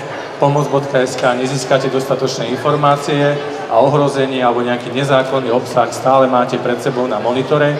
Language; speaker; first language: Slovak; native; Slovak